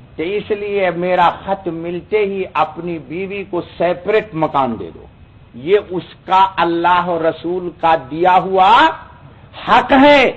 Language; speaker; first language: Urdu; non-native, local second language; Bhojpuri